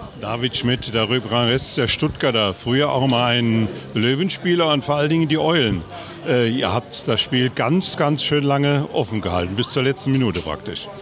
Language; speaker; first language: German; native; German